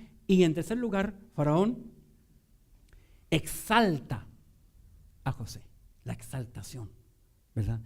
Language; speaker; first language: Spanish; native; Spanish